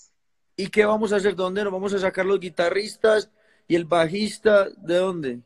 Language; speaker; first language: Spanish; native; Spanish